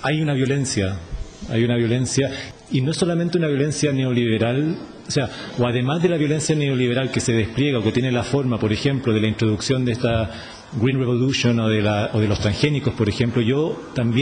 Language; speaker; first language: Spanish; native; Spanish